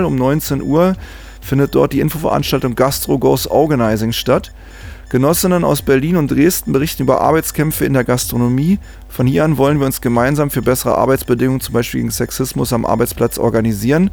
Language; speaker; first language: German; native; German